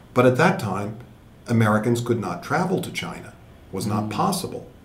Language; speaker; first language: English; native; English